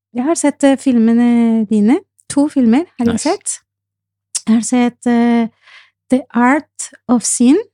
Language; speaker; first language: Norwegian; non-native, learner; Spanish